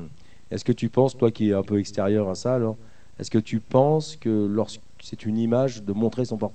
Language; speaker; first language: French; native; French